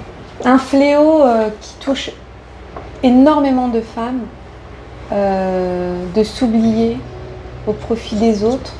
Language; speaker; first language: French; native; French